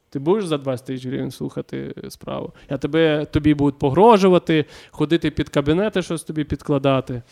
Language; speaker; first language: Ukrainian; native; Ukrainian